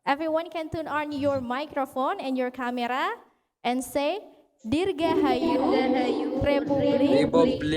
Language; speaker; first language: English; non-native, fluent; Indonesian